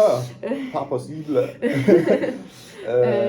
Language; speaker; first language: French; non-native, learner; English